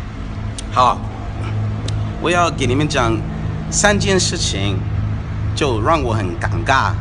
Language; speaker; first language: Chinese; non-native, fluent; English